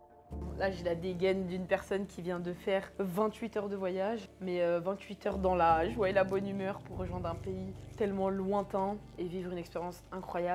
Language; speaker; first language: French; native; French